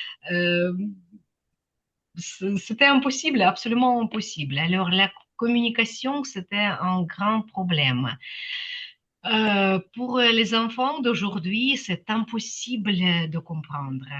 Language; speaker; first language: French; non-native, fluent; Ukrainian